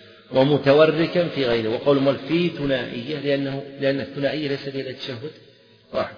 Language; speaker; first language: Arabic; native; Arabic